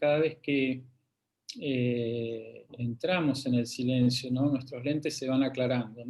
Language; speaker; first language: Spanish; native; Spanish